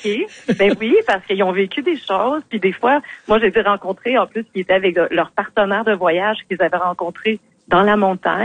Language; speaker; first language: French; native; French